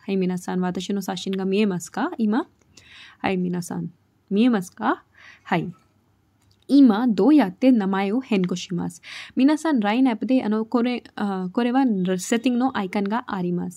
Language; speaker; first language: Japanese; non-native, learner; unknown